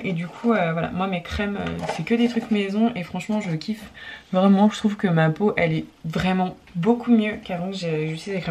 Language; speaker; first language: French; native; French